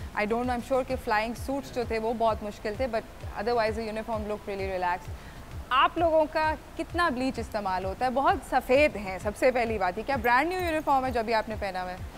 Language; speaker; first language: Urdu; native; Urdu